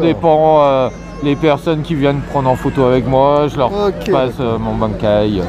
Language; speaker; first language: French; native; French